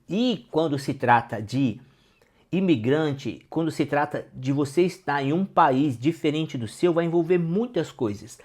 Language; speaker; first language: Portuguese; native; Portuguese